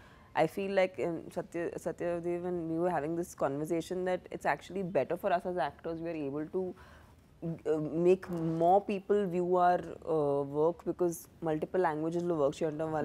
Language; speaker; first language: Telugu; non-native, fluent; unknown